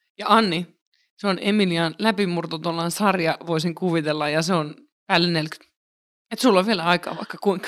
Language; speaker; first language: Finnish; native; Finnish